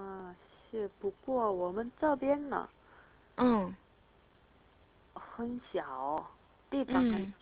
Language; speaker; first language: Chinese; non-native, learner; Korean